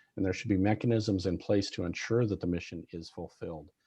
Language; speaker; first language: English; native; English